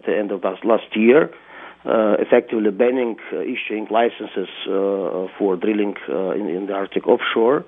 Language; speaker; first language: English; non-native, fluent; Russian